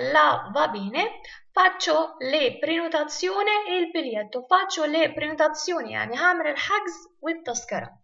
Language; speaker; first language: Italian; non-native, fluent; Arabic